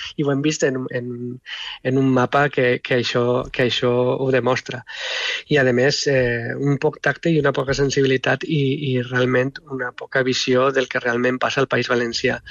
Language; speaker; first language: Catalan; native; Catalan